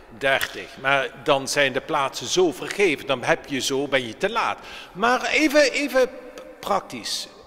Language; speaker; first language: Dutch; native; Dutch